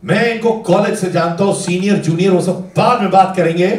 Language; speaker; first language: Hindi; native; Hindi